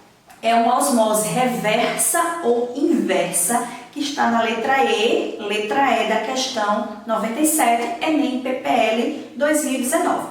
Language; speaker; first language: Portuguese; native; Portuguese